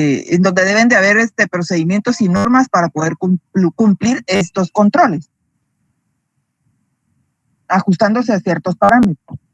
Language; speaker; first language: Spanish; native; Spanish